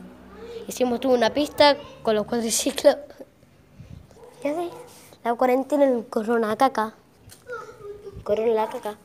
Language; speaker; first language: Spanish; native; Spanish